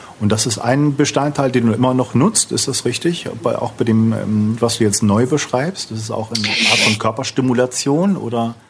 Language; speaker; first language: German; native; German